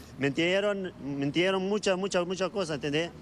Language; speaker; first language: Spanish; non-native, learner; Arabic